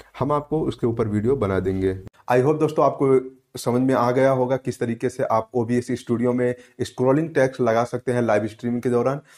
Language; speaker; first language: Hindi; native; Hindi